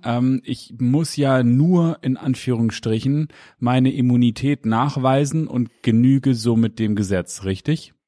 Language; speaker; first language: German; native; German